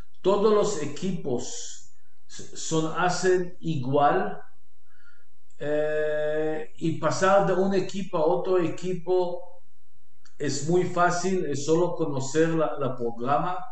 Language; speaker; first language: Spanish; non-native, learner; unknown